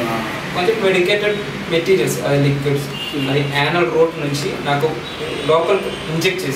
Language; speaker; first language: Telugu; non-native, learner; Malayalam